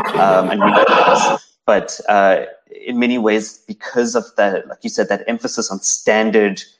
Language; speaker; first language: English; native; English